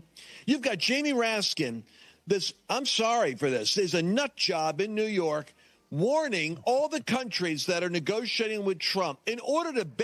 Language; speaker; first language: English; native; English